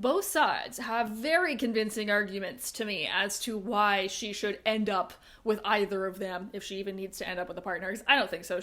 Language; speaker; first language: English; native; English